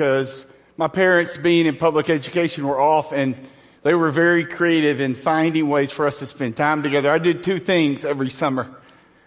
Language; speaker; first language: English; native; English